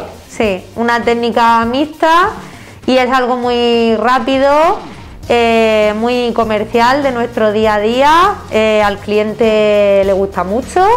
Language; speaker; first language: Spanish; native; Spanish